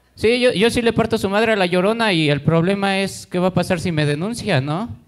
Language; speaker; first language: Spanish; native; Spanish